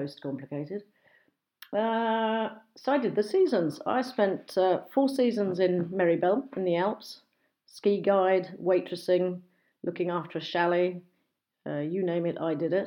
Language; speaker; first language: English; native; English